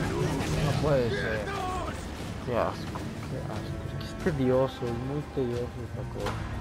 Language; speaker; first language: Spanish; native; Spanish